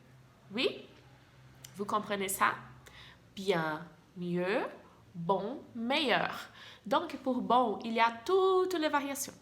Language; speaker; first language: French; non-native, fluent; Portuguese